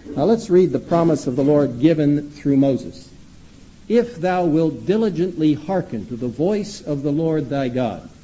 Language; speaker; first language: English; early bilingual, other home language; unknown